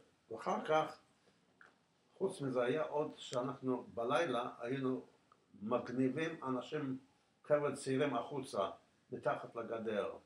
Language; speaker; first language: Hebrew; non-native, fluent; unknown